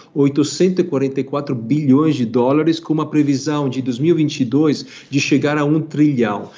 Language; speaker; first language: Portuguese; non-native, fluent; Italian